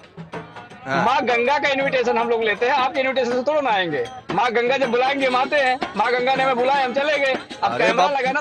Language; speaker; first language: Hindi; native; Hindi